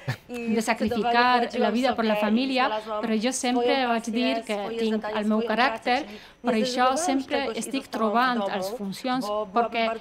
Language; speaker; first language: Catalan; non-native, learner; Polish